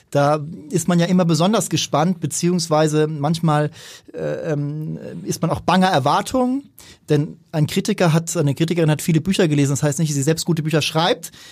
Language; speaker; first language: German; native; German